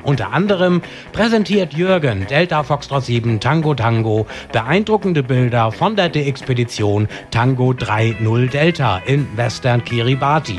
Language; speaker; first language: German; native; German